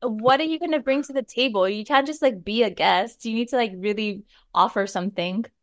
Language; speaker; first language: English; native; English